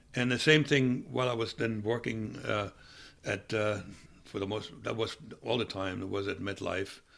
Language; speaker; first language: English; non-native, fluent; German